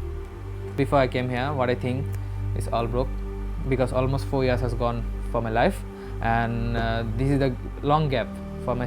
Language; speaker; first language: English; non-native, local second language; Bangla